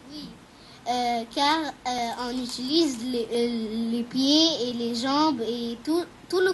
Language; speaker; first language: French; non-native, fluent; Arabic